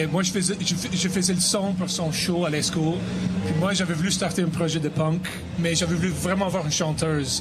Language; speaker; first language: French; native; French